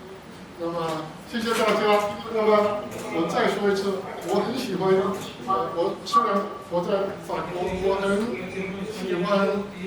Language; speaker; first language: Chinese; early bilingual, heritage; Chinese